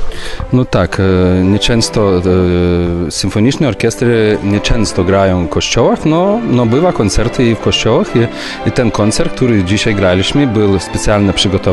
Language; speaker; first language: Polish; non-native, fluent; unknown